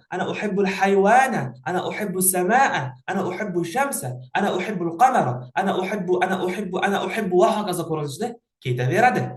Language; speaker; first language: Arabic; non-native, fluent; Uzbek